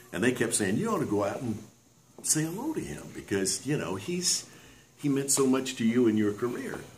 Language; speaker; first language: English; native; English